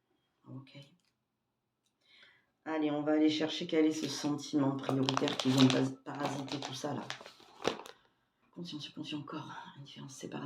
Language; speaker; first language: French; native; French